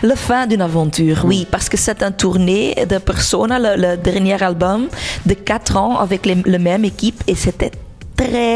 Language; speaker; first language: French; non-native, local second language; Dutch